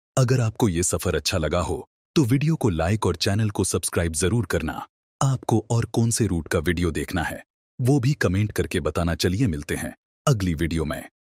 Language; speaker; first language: Hindi; non-native, local second language; Marathi